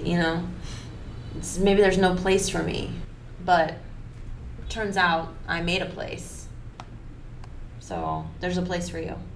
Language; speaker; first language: English; early bilingual, other home language; Spanish